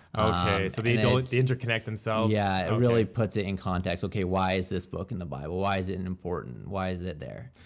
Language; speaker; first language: English; native; English